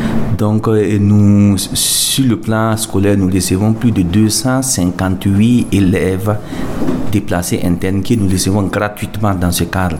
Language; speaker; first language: French; non-native, local second language; Mossi